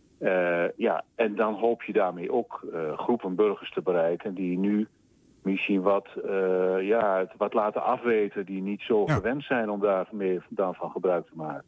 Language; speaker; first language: Dutch; native; Dutch